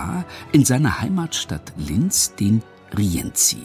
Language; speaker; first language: German; native; German